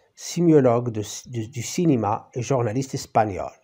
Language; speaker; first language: French; non-native, local second language; Arabic